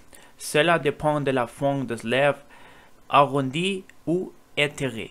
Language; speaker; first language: French; non-native, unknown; Spanish